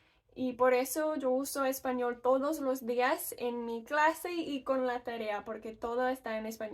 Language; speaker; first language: Spanish; non-native, learner; English